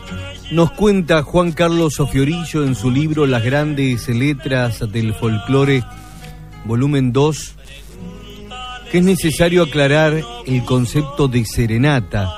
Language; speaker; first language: Spanish; native; Spanish